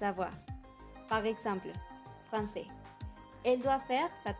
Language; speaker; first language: French; non-native, learner; Spanish